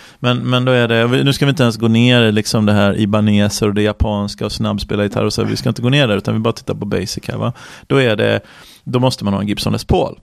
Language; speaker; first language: Swedish; native; Swedish